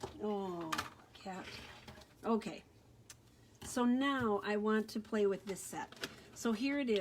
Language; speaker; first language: English; native; English